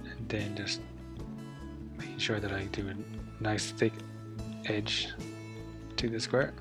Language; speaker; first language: English; native; English